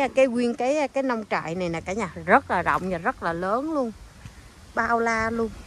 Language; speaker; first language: Vietnamese; native; Vietnamese